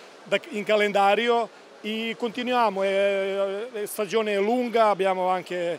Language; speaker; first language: Italian; non-native, learner; Serbian